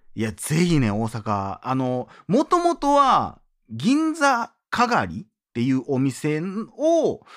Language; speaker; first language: Japanese; native; Japanese